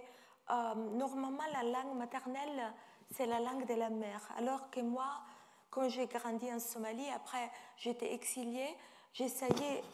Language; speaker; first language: French; non-native, fluent; Italian